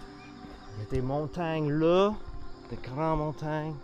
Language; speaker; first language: French; non-native, learner; English